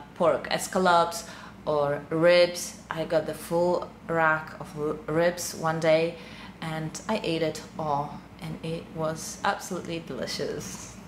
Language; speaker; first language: English; non-native, fluent; Polish